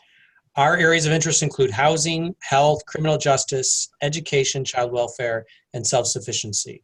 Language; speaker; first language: English; native; English